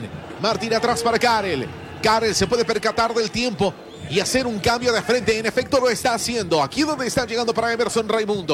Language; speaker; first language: Spanish; native; Spanish